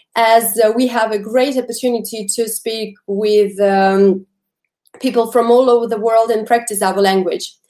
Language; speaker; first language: English; non-native, fluent; Russian